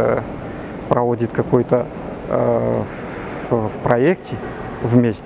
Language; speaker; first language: Russian; non-native, learner; Uzbek